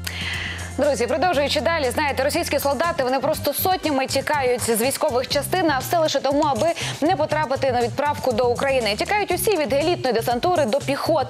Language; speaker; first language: Ukrainian; native; Ukrainian